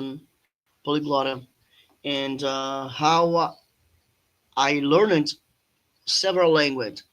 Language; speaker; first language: English; non-native, fluent; Portuguese